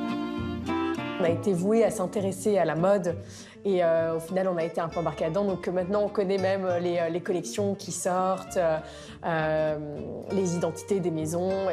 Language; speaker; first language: French; native; French